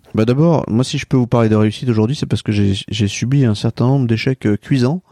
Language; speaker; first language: French; native; French